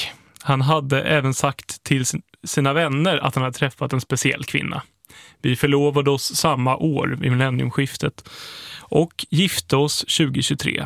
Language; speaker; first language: Swedish; native; Swedish